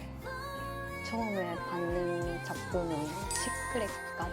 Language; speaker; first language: Korean; non-native, learner; Japanese